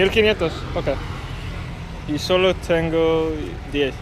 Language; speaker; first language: Spanish; non-native, learner; English